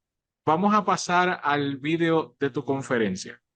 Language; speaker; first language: Spanish; native; Spanish